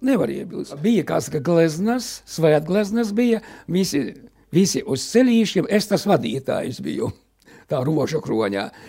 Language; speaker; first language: Latvian; native; Latvian